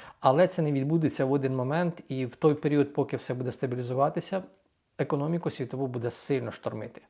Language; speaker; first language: Ukrainian; native; Ukrainian